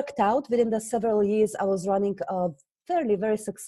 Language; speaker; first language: English; non-native, fluent; Slovak